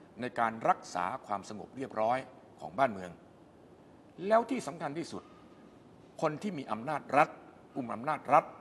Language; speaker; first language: Thai; native; Thai